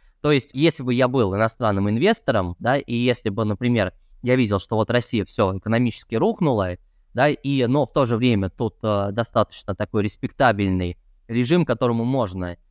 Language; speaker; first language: Russian; native; Russian